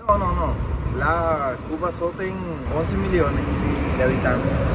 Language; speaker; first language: Portuguese; non-native, learner; Spanish